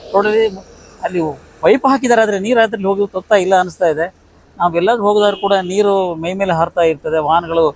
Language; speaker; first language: Kannada; native; Kannada